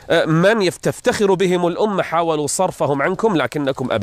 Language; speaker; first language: Arabic; native; Arabic